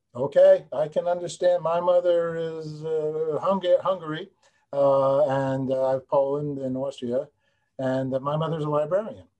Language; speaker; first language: English; native; English